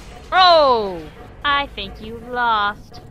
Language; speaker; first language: English; native; English